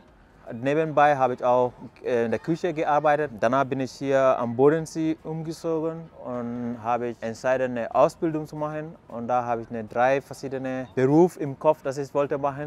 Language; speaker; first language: German; non-native, fluent; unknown